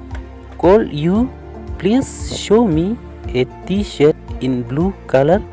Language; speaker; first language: English; non-native, learner; Khasi